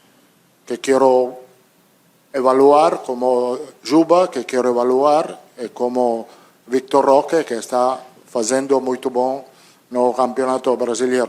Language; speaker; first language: Portuguese; non-native, learner; Italian